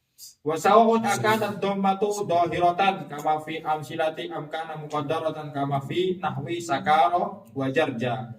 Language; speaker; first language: Arabic; non-native, fluent; Indonesian